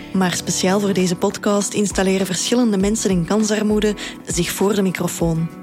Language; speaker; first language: Dutch; native; Dutch